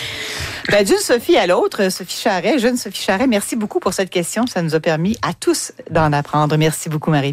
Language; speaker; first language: French; native; French